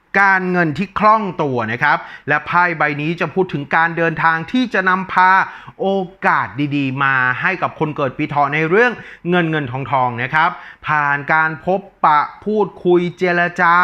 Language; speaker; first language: Thai; native; Thai